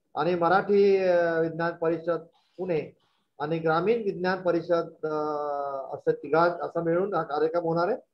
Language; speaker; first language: Marathi; native; Marathi